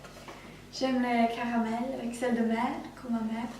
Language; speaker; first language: French; non-native, learner; Swedish